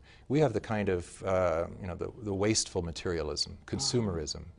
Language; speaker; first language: English; native; English